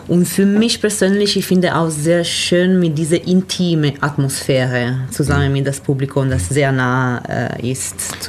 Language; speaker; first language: German; non-native, learner; Italian